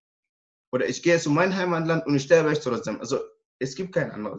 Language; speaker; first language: German; non-native, learner; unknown